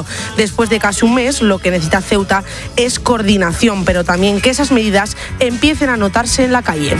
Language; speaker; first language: Spanish; native; Spanish